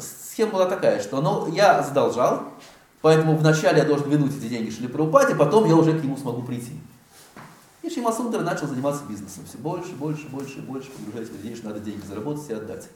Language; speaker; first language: Russian; native; Russian